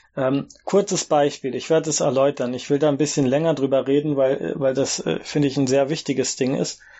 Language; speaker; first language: German; native; German